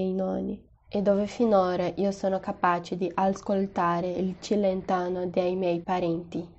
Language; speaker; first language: Italian; non-native, fluent; Portuguese